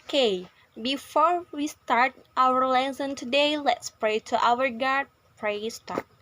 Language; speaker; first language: English; non-native, learner; Indonesian